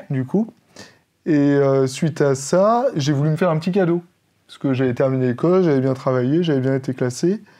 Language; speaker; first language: French; native; French